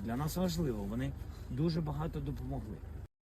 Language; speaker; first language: Ukrainian; non-native, local second language; Russian